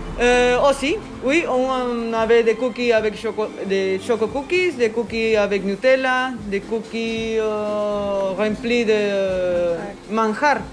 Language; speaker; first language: French; non-native, learner; Spanish